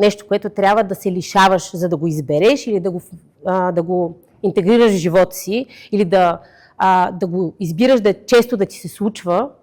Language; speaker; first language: Bulgarian; native; Bulgarian